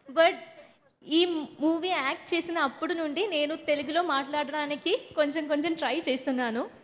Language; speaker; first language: Telugu; non-native, learner; Malayalam